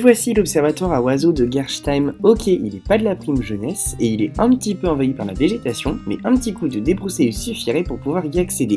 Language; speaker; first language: French; native; French